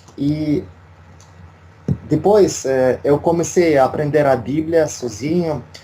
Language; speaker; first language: Portuguese; non-native, learner; Russian